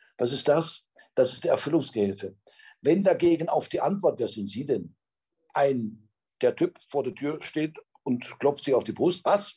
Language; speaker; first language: German; native; German